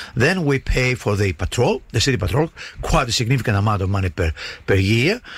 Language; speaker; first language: English; non-native, fluent; Greek